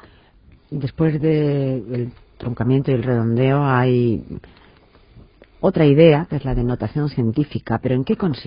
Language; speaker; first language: Spanish; native; Spanish